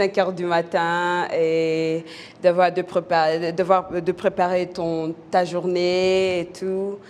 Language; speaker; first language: French; non-native, local second language; Kinyarwanda